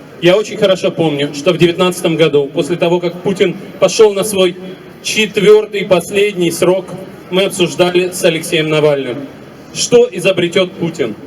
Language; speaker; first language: Russian; native; Russian